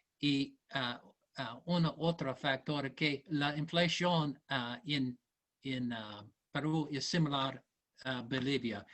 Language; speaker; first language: Spanish; non-native, learner; English